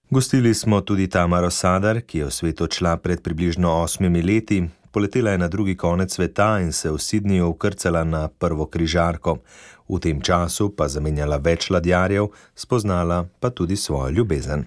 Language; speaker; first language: Slovenian; native; Slovenian